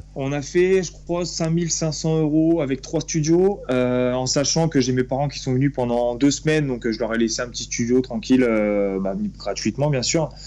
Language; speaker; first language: French; native; French